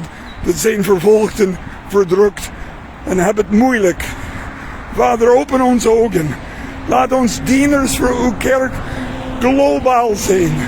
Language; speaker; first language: Dutch; non-native, fluent; English